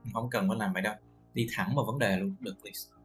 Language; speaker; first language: Vietnamese; native; Vietnamese